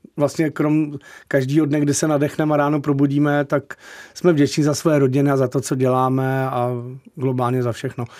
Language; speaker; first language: Czech; native; Czech